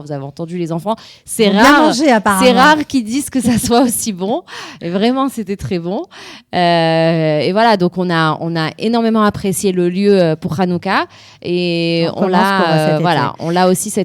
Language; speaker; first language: French; native; French